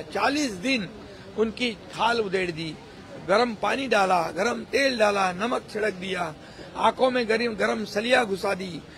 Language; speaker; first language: Hindi; non-native, local second language; Marathi